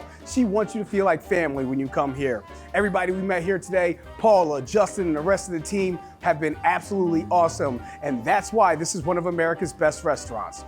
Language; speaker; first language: English; native; English